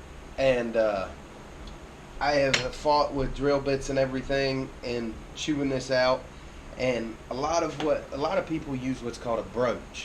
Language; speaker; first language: English; native; English